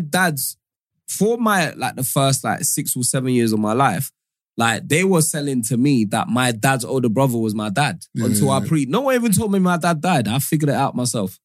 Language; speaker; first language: English; non-native, local second language; Yoruba